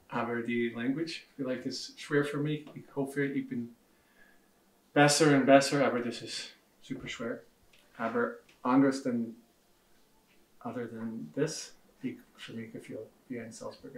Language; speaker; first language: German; non-native, learner; English